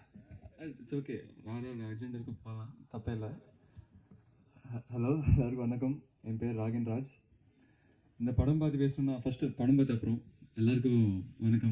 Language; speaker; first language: Tamil; non-native, local second language; Telugu